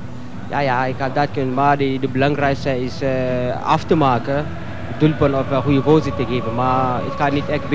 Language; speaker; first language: Dutch; non-native, learner; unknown